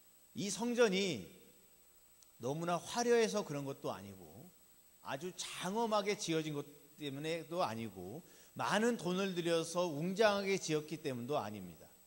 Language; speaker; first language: Korean; native; Korean